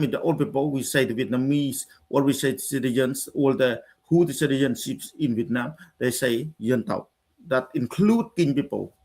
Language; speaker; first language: English; non-native, learner; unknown